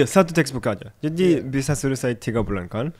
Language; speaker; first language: Indonesian; non-native, fluent; Japanese